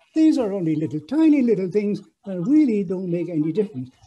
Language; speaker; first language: English; native; English